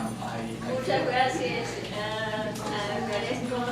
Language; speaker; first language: Spanish; non-native, learner; English